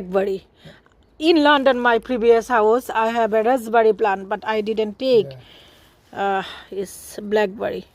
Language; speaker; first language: English; non-native, learner; Bangla